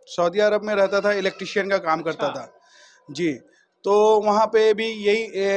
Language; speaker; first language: Hindi; native; Hindi